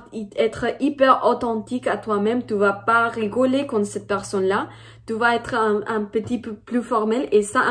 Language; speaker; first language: French; non-native, fluent; Spanish